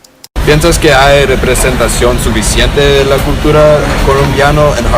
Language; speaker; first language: Spanish; non-native, learner; English